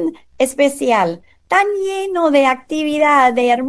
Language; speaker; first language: Spanish; non-native, fluent; English